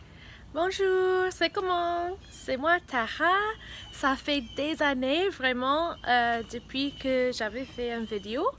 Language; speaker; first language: French; non-native, fluent; English